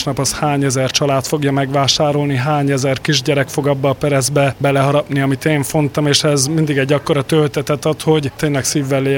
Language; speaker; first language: Hungarian; native; Hungarian